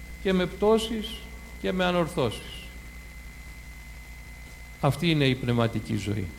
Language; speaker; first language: Greek; native; Greek